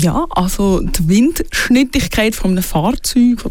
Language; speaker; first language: German; native; German